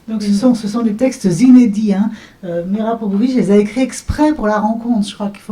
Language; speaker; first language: French; native; French